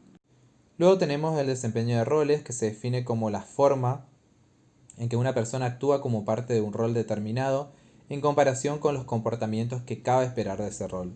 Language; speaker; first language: Spanish; native; Spanish